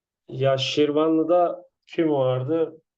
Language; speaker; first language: Turkish; native; Turkish